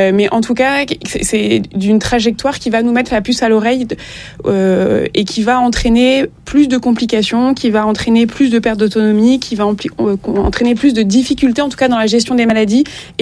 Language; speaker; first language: French; native; French